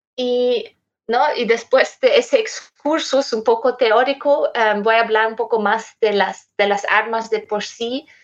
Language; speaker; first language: Spanish; non-native, fluent; German